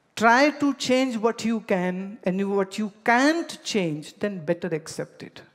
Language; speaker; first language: English; non-native, local second language; Hindi